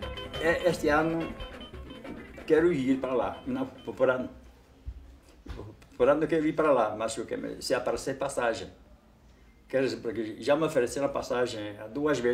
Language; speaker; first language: Portuguese; non-native, local second language; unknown